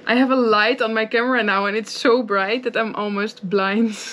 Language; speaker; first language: English; non-native, fluent; Dutch